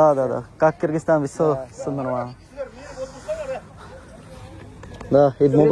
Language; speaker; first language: Russian; non-native, learner; Bangla